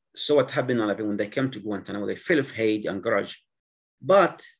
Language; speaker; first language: English; non-native, fluent; Arabic